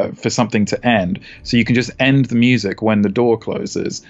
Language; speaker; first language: English; native; English